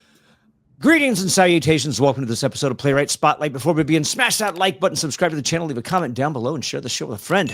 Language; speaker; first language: English; native; English